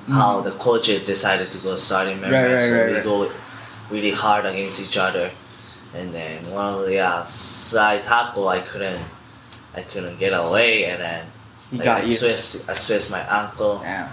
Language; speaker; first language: English; non-native, fluent; Japanese